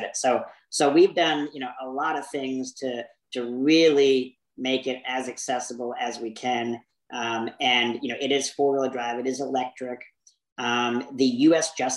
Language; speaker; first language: English; native; English